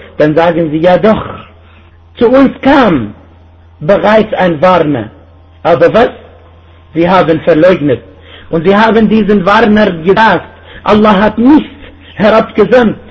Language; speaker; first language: German; non-native, fluent; Arabic